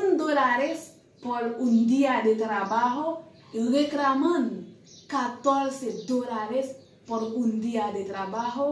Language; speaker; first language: Spanish; non-native, learner; Haitian Creole